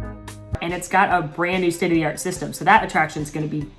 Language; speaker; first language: English; native; English